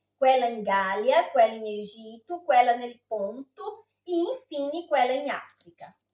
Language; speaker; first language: Italian; non-native, fluent; Portuguese